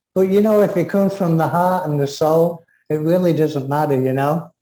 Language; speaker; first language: English; native; English